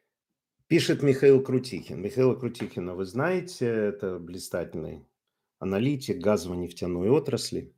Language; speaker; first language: Russian; native; Russian